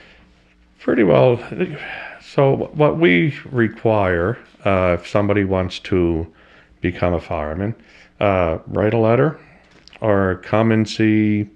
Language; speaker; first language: English; native; English